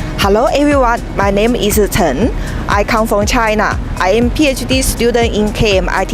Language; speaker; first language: English; non-native, learner; Chinese